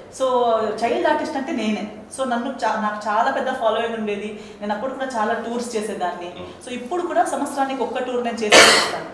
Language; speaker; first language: Telugu; non-native, fluent; Konkani